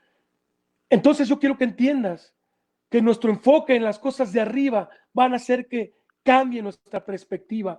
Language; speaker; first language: Spanish; native; Spanish